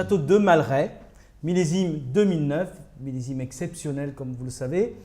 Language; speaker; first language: French; native; French